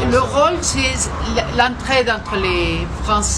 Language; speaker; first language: French; non-native, fluent; Spanish